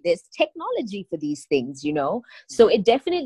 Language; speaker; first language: English; non-native, local second language; Tswana